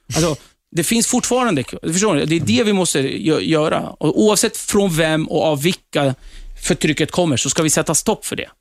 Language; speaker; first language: Swedish; early bilingual, other home language; Kurdish